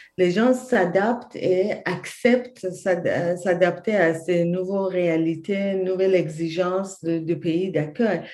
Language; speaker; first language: French; non-native, fluent; Persian